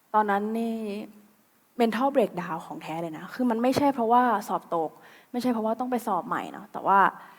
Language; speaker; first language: Thai; native; Thai